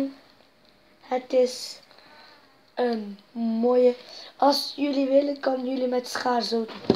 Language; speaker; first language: Dutch; non-native, local second language; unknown